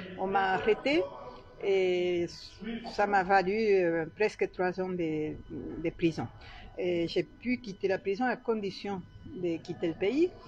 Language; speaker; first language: French; non-native, fluent; Spanish